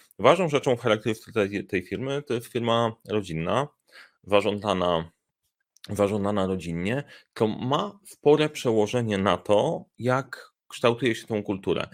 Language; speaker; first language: Polish; native; Polish